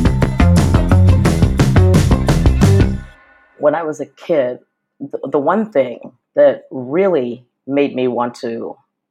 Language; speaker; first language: English; native; English